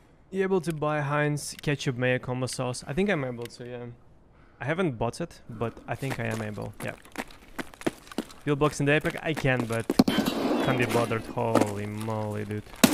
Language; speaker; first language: English; non-native, fluent; Russian